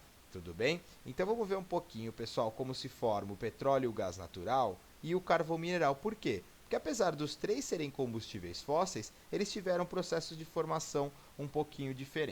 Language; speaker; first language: Portuguese; native; Portuguese